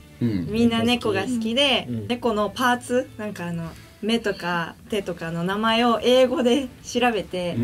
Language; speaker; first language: Japanese; native; Japanese